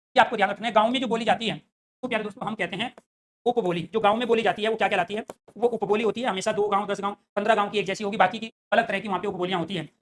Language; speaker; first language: Hindi; native; Hindi